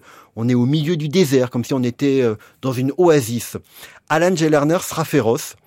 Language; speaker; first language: French; native; French